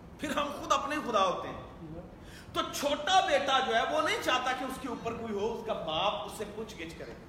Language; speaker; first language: Urdu; non-native, local second language; Punjabi